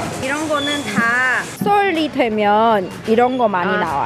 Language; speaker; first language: Korean; non-native, fluent; Chinese